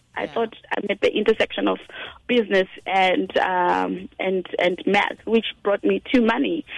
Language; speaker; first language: English; non-native, local second language; Shona